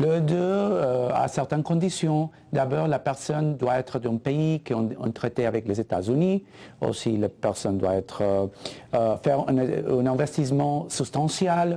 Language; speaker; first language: French; non-native, fluent; Spanish